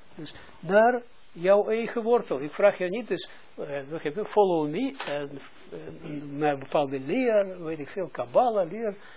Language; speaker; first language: Dutch; non-native, fluent; Russian